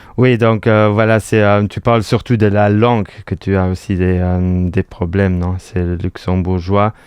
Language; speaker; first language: French; non-native, local second language; Luxembourgish